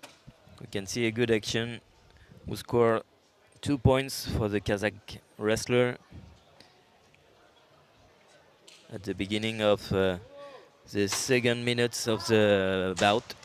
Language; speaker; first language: English; non-native, learner; French